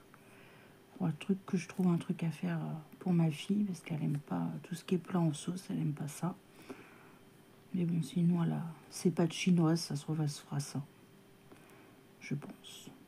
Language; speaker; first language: French; native; French